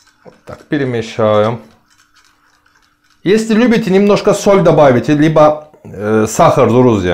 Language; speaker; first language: Russian; non-native, learner; Turkish